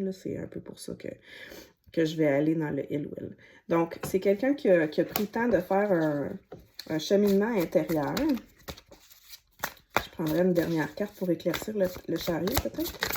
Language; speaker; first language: French; native; French